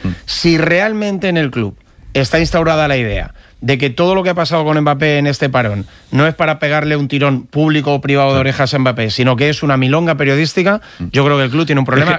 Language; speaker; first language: Spanish; native; Spanish